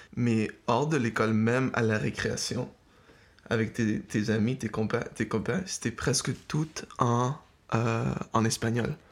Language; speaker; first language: French; early bilingual, heritage; French